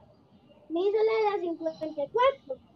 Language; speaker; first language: Spanish; native; Spanish